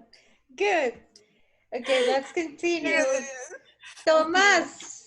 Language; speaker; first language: English; non-native, fluent; Spanish